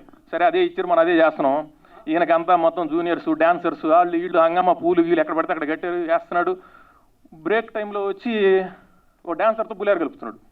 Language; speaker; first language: Telugu; native; Telugu